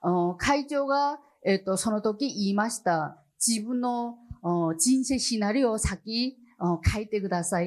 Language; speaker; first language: Japanese; non-native, learner; Chinese